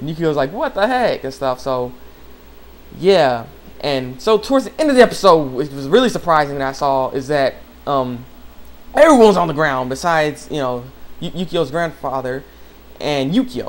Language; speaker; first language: English; native; English